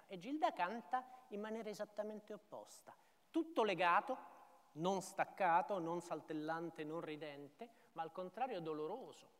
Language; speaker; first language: Italian; native; Italian